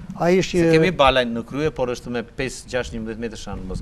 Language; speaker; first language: Albanian; native; Albanian